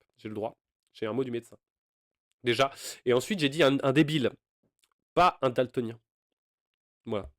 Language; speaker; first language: French; native; French